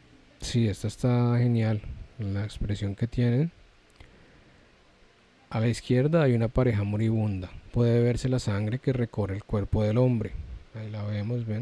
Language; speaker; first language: Spanish; native; Spanish